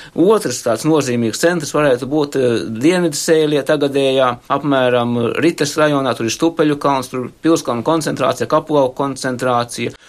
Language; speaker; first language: Latvian; native; Latvian